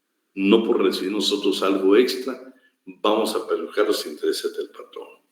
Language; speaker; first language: Spanish; native; Spanish